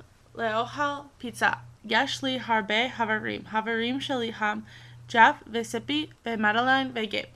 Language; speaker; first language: Hebrew; non-native, learner; English